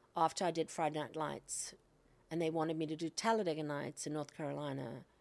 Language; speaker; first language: English; native; English